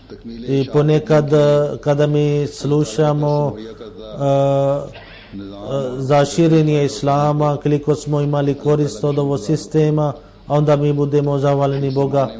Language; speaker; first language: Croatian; non-native, fluent; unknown